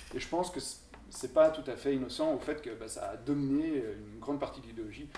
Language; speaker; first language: French; native; French